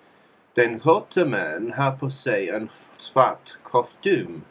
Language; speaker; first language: Swedish; non-native, learner; English